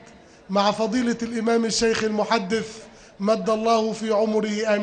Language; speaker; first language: Arabic; native; Arabic